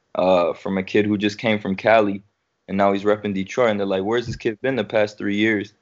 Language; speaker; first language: English; native; English